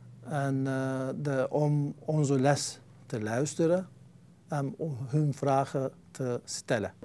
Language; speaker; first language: Dutch; non-native, fluent; Turkish